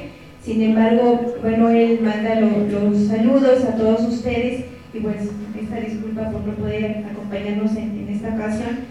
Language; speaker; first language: Spanish; native; Spanish